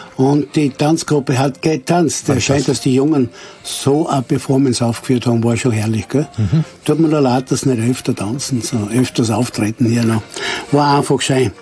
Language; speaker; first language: German; native; German